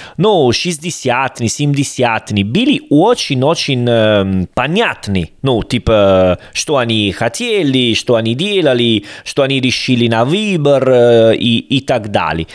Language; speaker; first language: Russian; non-native, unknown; Italian